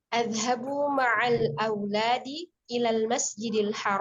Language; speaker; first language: Arabic; non-native, learner; Indonesian